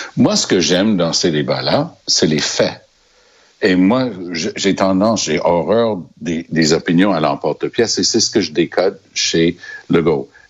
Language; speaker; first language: French; native; French